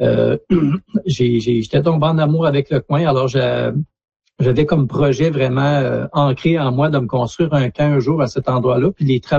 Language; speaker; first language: French; native; French